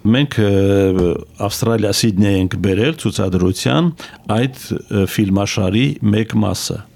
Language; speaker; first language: Armenian; native; Armenian